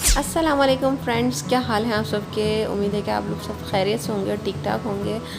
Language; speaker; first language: Urdu; native; Urdu